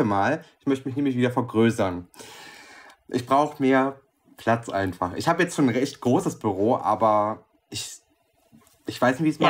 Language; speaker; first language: German; native; German